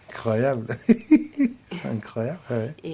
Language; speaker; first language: French; native; French